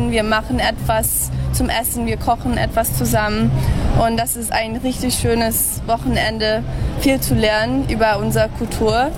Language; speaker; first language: German; early bilingual, heritage; English